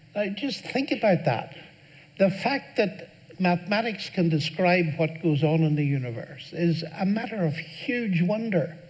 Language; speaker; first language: English; native; English